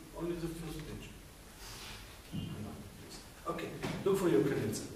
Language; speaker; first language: English; non-native, learner; German